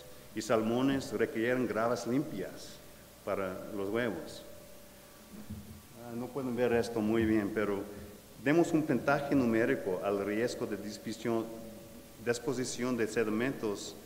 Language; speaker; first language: Spanish; non-native, fluent; English